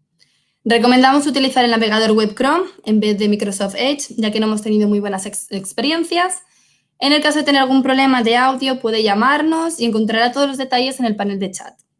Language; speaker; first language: Spanish; native; Spanish